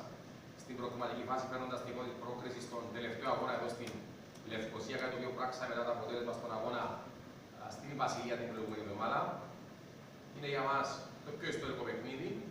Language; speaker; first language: Greek; native; Greek